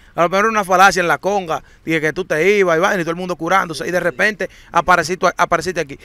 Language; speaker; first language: Spanish; native; Spanish